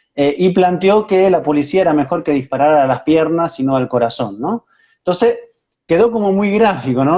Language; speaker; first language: Spanish; native; Spanish